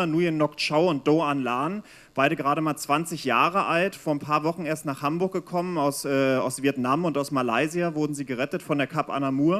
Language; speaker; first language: German; native; German